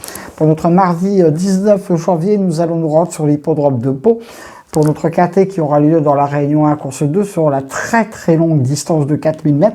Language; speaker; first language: French; native; French